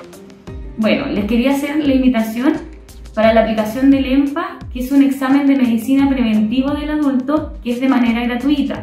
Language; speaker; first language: Spanish; native; Spanish